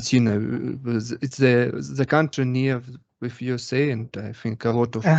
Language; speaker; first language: English; non-native, learner; Russian